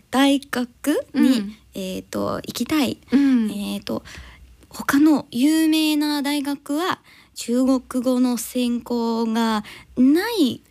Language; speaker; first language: Japanese; non-native, learner; English